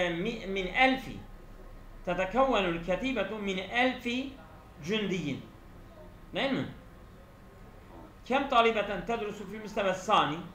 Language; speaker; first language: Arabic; non-native, fluent; Turkish